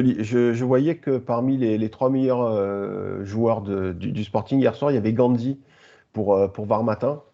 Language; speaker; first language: French; native; French